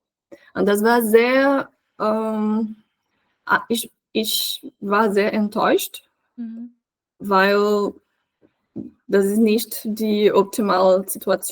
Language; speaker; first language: German; non-native, fluent; Portuguese